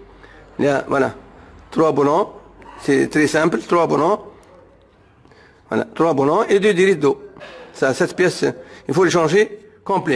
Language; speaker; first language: French; non-native, learner; Arabic